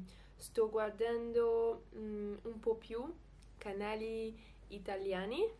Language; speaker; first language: Italian; non-native, learner; French